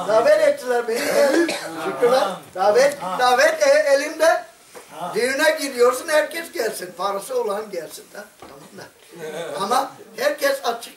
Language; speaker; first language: Turkish; non-native, fluent; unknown